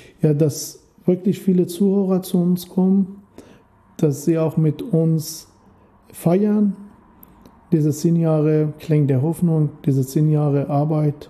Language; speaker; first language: German; non-native, fluent; Persian